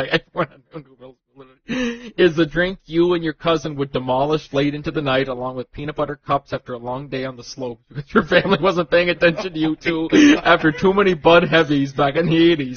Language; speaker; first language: English; native; English